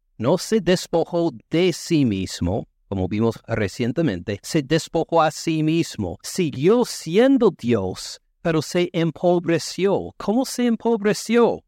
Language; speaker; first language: Spanish; non-native, fluent; English